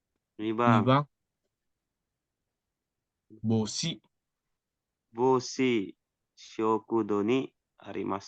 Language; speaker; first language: Japanese; non-native, fluent; Indonesian